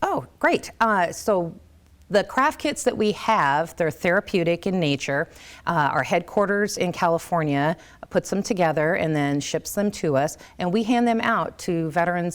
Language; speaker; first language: English; native; English